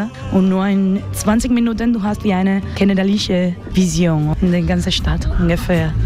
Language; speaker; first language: German; non-native, learner; Spanish